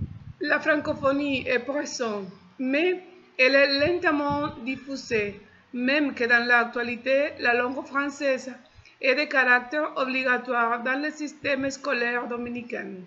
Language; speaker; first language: French; non-native, fluent; Spanish